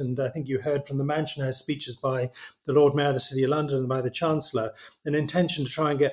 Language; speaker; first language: English; native; English